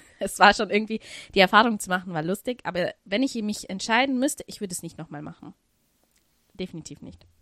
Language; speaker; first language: German; early bilingual, other home language; Russian